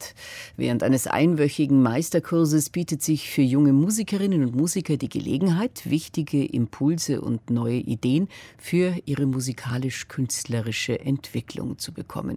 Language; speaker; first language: German; native; German